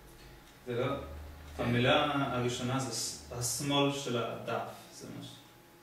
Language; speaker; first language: Hebrew; non-native, fluent; English